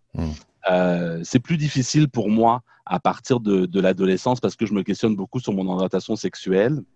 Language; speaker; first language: French; native; French